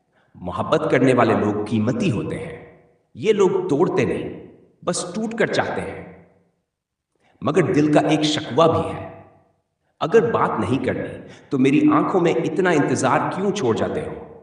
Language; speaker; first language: Urdu; native; Urdu